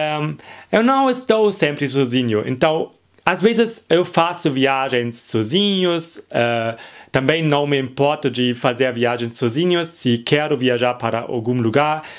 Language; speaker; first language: Portuguese; non-native, fluent; German